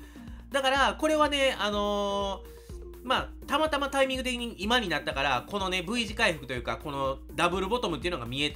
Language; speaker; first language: Japanese; native; Japanese